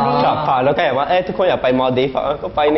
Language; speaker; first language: Thai; non-native, fluent; Swedish